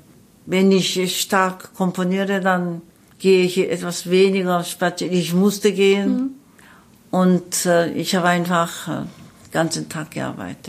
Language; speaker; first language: German; non-native, learner; Korean